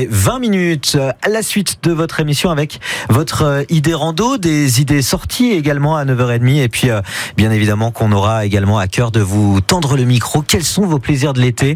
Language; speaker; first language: French; native; French